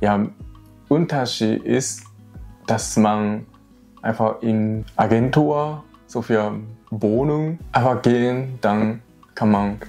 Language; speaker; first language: German; non-native, learner; Japanese